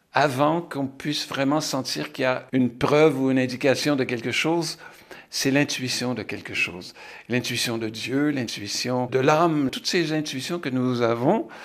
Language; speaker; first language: French; native; French